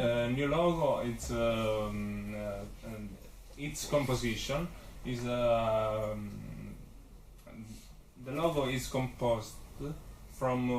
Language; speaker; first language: English; non-native, learner; Italian